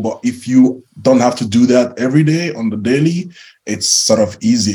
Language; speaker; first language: English; non-native, local second language; Igbo